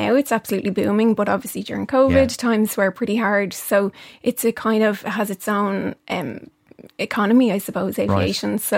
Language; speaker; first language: English; native; English